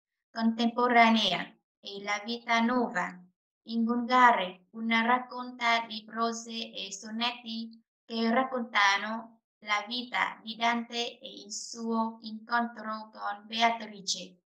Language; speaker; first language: Italian; non-native, fluent; Vietnamese